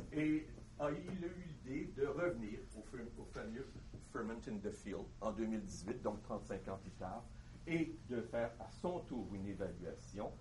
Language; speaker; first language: French; native; French